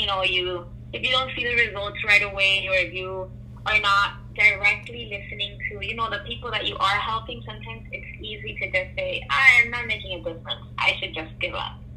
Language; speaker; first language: English; native; English